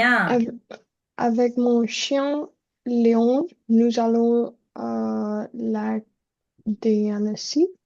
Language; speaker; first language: French; non-native, learner; Spanish